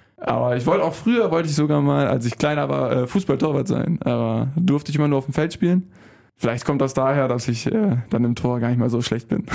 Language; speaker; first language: German; native; German